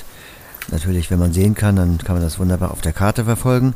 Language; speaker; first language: German; native; German